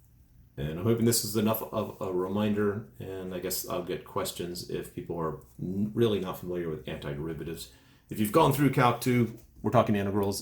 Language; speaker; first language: English; native; English